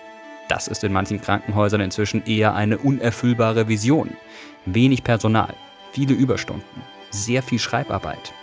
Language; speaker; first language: German; native; German